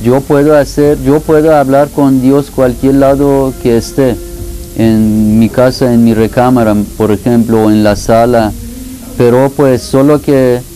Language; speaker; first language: Spanish; non-native, fluent; Persian